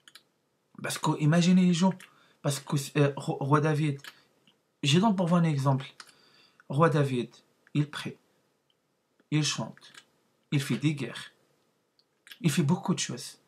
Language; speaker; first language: French; non-native, learner; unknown